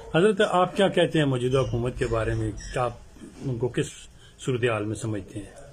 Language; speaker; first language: Urdu; non-native, local second language; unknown